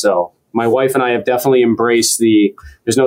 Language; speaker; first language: English; native; English